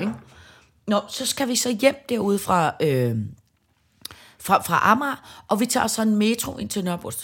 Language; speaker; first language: Danish; native; Danish